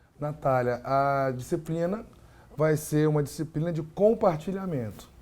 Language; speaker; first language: Portuguese; native; Portuguese